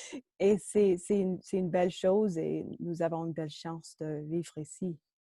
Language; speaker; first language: French; non-native, local second language; English